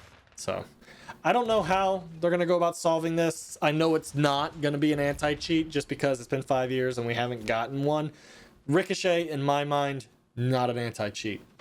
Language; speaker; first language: English; native; English